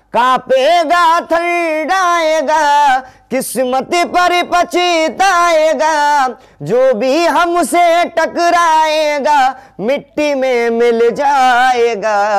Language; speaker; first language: Hindi; non-native, local second language; Urdu